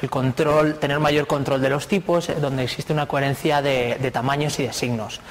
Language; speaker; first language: Spanish; native; Spanish